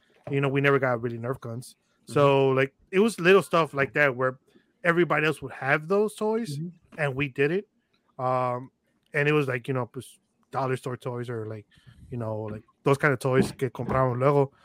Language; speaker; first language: English; early bilingual, other home language; Spanish